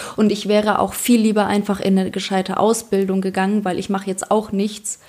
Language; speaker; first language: German; early bilingual, other home language; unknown